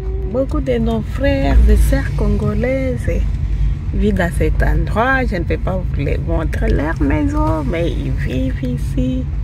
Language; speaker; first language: French; non-native, local second language; Swahili